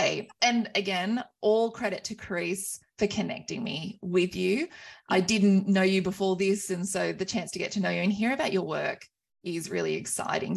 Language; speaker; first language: English; native; English